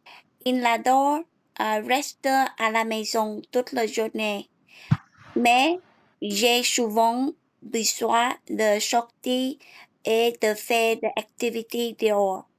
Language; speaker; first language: French; non-native, learner; English